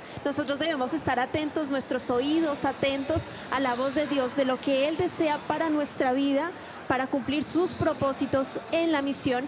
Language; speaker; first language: Spanish; native; Spanish